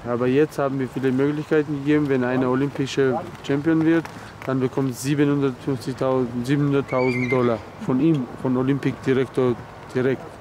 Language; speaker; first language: German; non-native, learner; Armenian